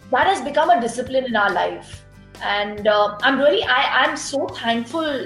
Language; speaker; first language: English; non-native, local second language; Tulu